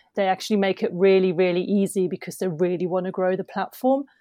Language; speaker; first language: English; non-native, fluent; German